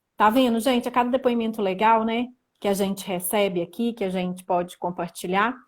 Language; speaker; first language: Portuguese; native; Portuguese